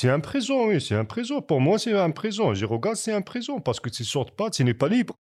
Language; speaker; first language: French; non-native, learner; Kabyle